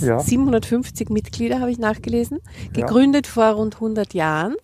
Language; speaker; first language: German; native; German